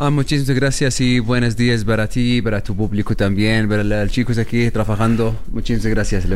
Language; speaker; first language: Spanish; non-native, learner; Arabic